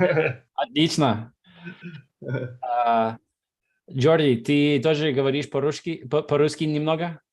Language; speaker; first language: Russian; non-native, fluent; English